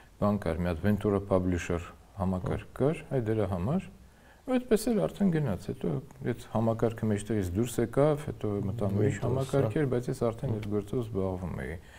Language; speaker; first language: Armenian; native; Armenian